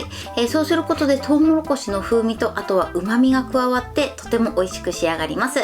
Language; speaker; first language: Japanese; native; Japanese